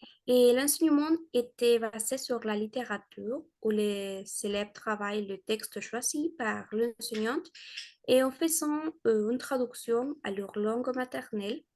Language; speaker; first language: French; non-native, learner; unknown